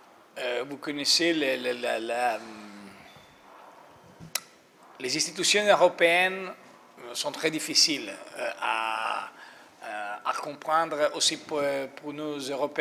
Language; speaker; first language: French; non-native, fluent; Italian